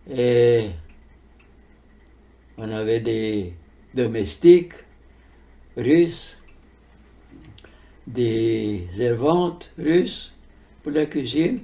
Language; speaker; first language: French; early bilingual, heritage; French